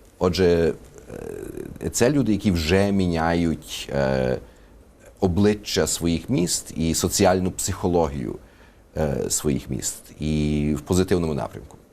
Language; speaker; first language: Ukrainian; early bilingual, heritage; Ukrainian